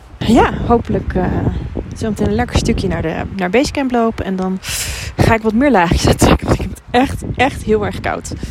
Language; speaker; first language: Dutch; native; Dutch